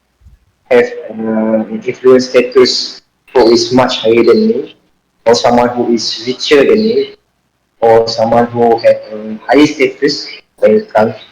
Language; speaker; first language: English; non-native, fluent; Malay